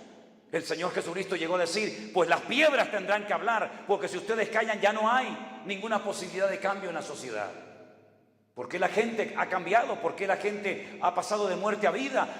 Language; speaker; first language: Spanish; native; Spanish